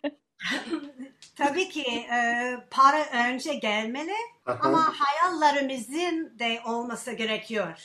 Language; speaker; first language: Turkish; non-native, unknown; English